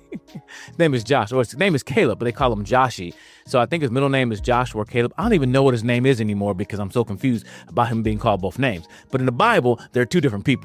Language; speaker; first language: English; native; English